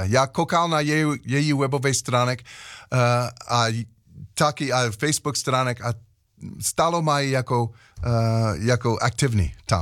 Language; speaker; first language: Czech; non-native, learner; English